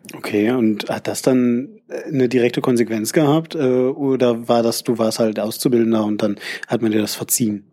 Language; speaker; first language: German; native; German